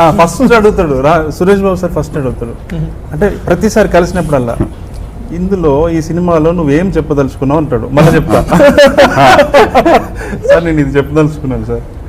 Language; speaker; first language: Telugu; native; Telugu